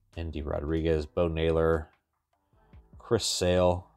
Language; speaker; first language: English; native; English